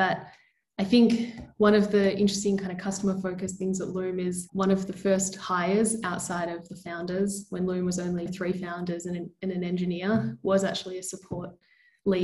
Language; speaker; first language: English; native; English